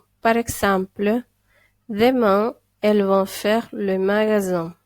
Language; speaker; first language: French; non-native, fluent; Spanish